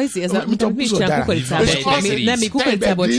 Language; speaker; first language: Hungarian; native; Hungarian